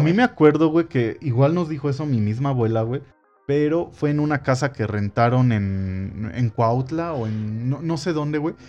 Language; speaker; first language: Spanish; native; Spanish